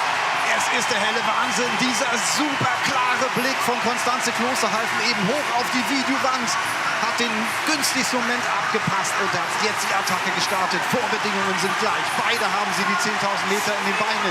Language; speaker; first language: German; native; German